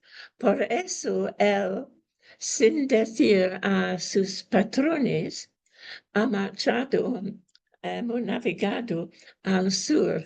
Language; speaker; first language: Spanish; non-native, learner; English